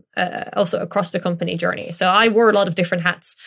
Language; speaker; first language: English; non-native, fluent; Dutch